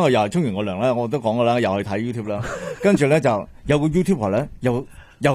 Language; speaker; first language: Cantonese; native; Cantonese